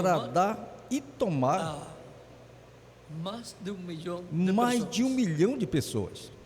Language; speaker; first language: Portuguese; native; Portuguese